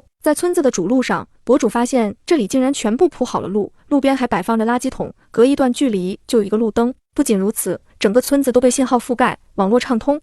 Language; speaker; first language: Chinese; native; Chinese